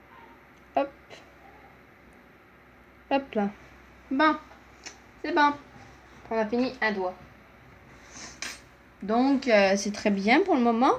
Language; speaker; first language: French; native; French